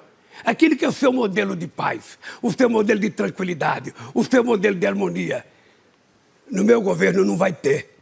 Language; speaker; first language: Portuguese; native; Portuguese